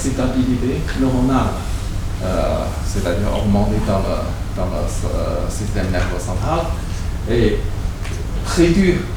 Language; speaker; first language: French; non-native, learner; Chinese